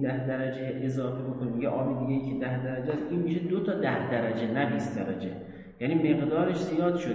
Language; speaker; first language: Persian; native; Persian